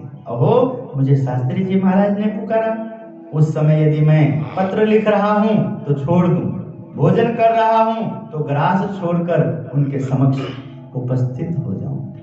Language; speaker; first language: Hindi; native; Hindi